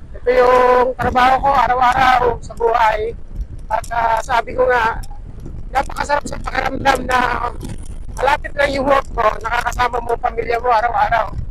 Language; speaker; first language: Filipino; native; Filipino